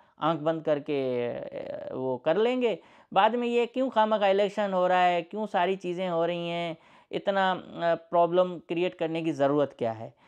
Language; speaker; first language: Urdu; non-native, local second language; Sindhi